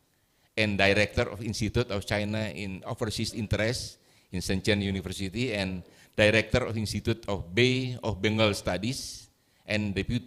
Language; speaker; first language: English; non-native, fluent; Indonesian